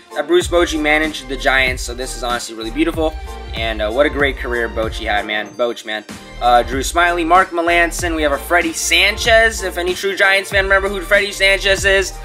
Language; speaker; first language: English; native; English